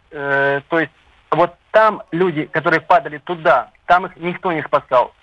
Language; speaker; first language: Russian; native; Russian